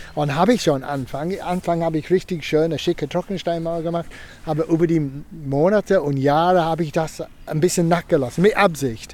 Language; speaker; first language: German; non-native, fluent; English